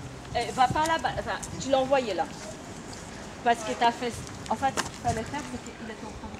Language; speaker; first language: French; native; French